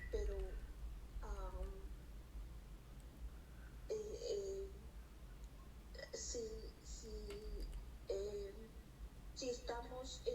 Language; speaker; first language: Spanish; early bilingual, heritage; Spanish